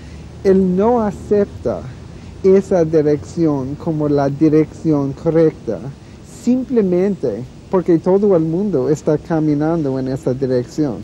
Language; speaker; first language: Spanish; non-native, fluent; English